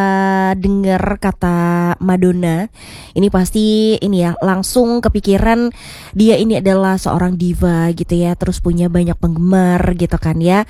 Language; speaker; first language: Indonesian; native; Indonesian